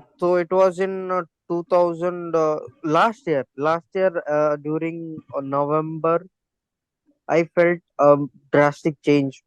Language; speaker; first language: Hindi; non-native, local second language; Kannada